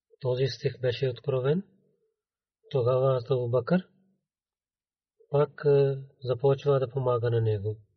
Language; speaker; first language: Bulgarian; non-native, learner; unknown